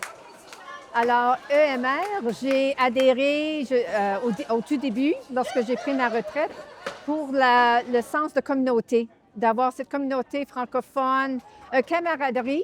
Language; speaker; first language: French; native; French